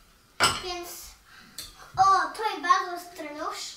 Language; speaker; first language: Polish; early bilingual, heritage; English